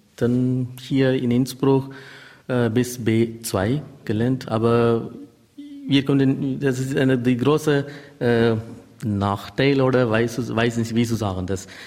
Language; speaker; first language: German; non-native, learner; Tamil